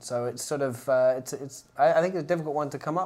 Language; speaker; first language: English; native; English